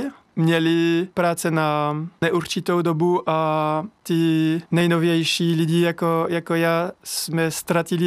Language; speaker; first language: Czech; non-native, learner; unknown